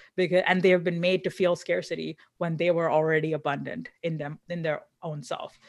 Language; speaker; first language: English; non-native, local second language; Hindi